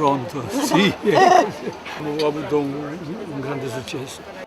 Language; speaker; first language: Italian; native; Italian